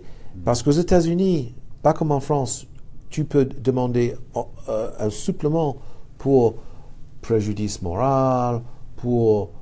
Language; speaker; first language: French; non-native, fluent; English